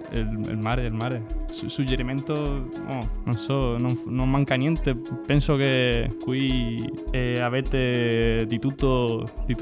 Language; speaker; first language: Italian; non-native, learner; Spanish